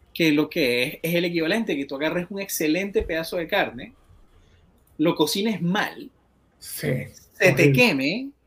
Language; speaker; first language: Spanish; native; Spanish